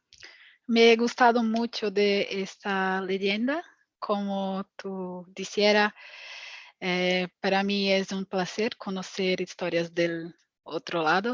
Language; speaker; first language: Spanish; non-native, fluent; Portuguese